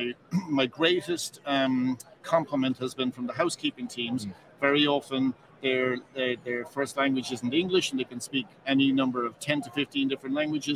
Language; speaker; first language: English; native; English